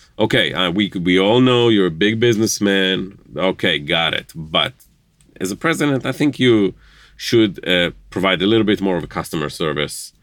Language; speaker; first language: English; non-native, fluent; Hebrew